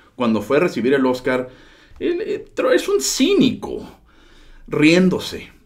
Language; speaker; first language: Spanish; early bilingual, heritage; Spanish